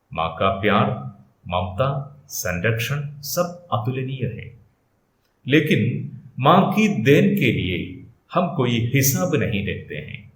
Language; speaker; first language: Hindi; non-native, local second language; Malayalam